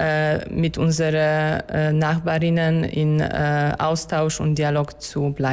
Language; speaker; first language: German; non-native, fluent; Polish